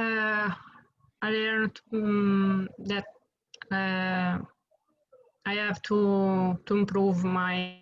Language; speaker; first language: English; non-native, learner; Italian